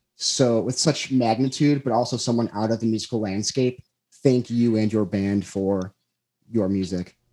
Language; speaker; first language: English; native; English